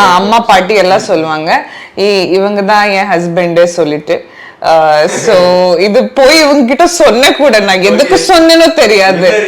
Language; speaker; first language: Tamil; non-native, learner; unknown